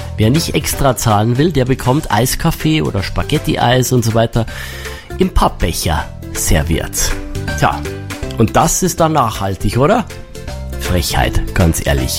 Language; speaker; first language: German; native; German